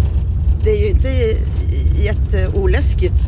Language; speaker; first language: Swedish; native; Swedish